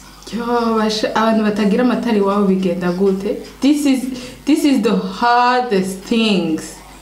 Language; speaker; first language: English; non-native, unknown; Rundi